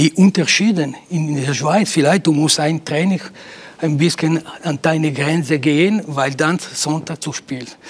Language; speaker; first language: German; non-native, local second language; Italian